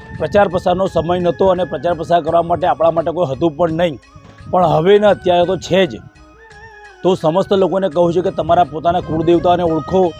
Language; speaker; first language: Gujarati; native; Gujarati